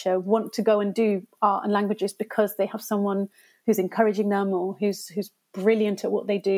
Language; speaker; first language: English; native; English